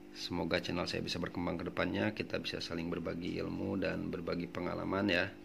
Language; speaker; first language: Indonesian; non-native, local second language; Sundanese